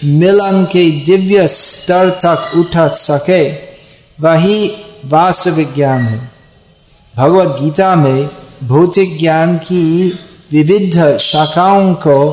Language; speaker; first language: Hindi; non-native, fluent; English